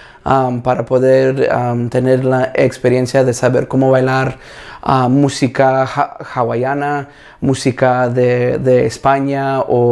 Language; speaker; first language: Spanish; early bilingual, other home language; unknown